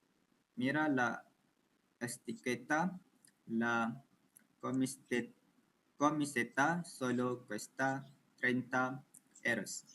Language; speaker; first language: Spanish; non-native, learner; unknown